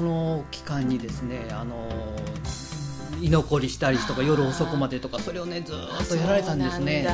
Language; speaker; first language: Japanese; native; Japanese